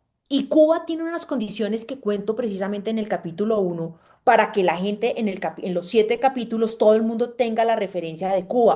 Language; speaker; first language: Spanish; native; Spanish